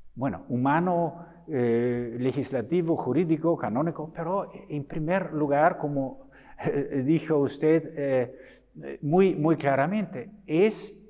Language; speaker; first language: Spanish; non-native, fluent; German